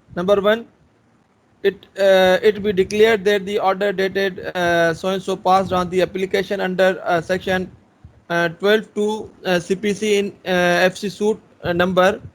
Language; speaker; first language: English; non-native, local second language; Urdu